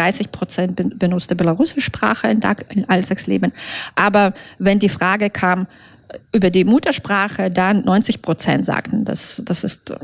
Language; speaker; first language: German; non-native, fluent; Russian